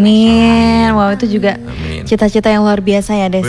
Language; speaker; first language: Indonesian; native; Indonesian